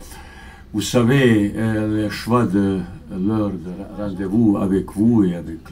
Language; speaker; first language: French; non-native, fluent; Bosnian